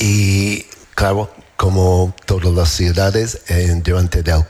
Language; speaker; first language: Spanish; non-native, learner; English